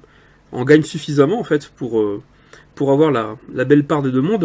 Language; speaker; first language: French; native; French